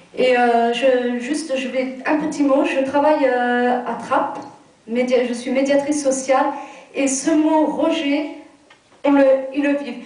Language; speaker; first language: French; early bilingual, other home language; Arabic